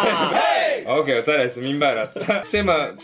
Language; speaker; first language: Chinese; non-native, learner; Japanese